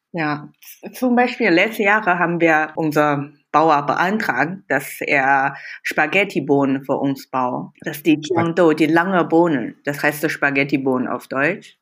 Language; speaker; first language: German; non-native, fluent; Chinese